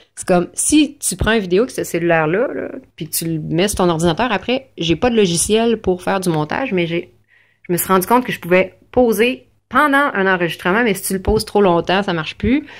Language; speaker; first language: French; native; French